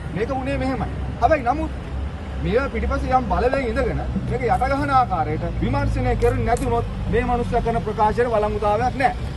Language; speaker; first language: Sinhala; native; Sinhala